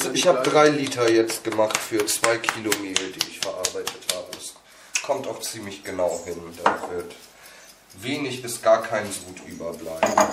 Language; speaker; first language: German; native; German